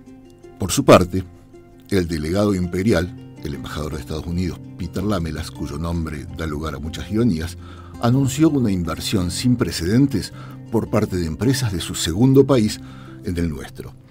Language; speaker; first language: Spanish; native; Spanish